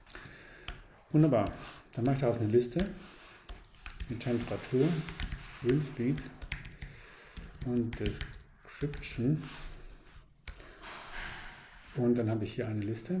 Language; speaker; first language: German; native; German